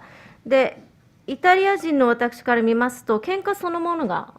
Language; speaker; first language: Japanese; native; Japanese